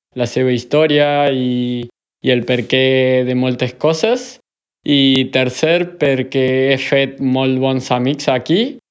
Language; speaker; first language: Catalan; non-native, learner; Spanish